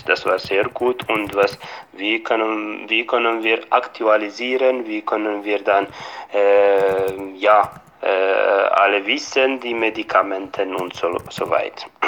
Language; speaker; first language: German; non-native, fluent; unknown